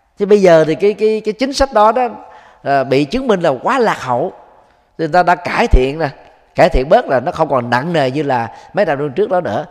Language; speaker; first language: Vietnamese; native; Vietnamese